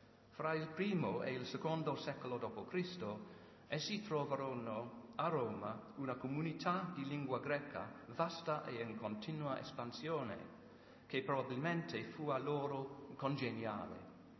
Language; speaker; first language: Italian; non-native, learner; English